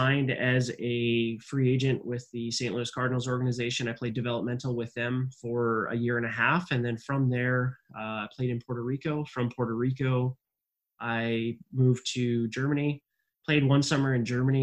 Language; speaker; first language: English; native; English